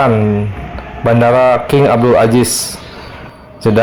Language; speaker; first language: Indonesian; native; Indonesian